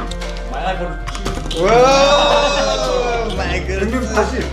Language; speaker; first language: Korean; non-native, learner; Nepali